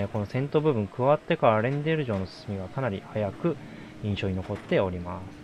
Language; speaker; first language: Japanese; native; Japanese